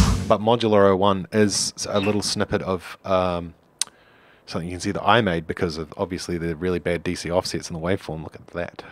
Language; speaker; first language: English; native; English